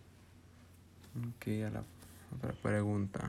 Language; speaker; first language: Spanish; early bilingual, heritage; Spanish